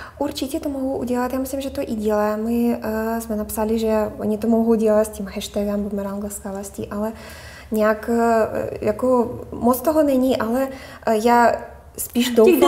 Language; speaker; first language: Czech; non-native, fluent; Russian